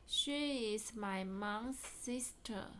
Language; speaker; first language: English; non-native, learner; Chinese